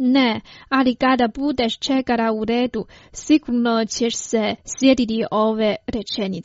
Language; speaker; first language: Croatian; non-native, fluent; Chinese